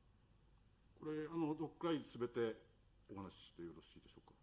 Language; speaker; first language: Japanese; native; Japanese